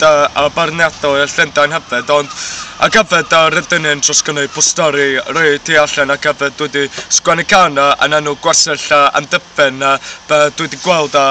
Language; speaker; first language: Welsh; non-native, learner; English